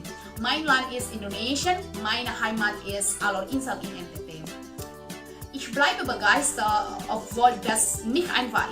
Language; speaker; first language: German; non-native, learner; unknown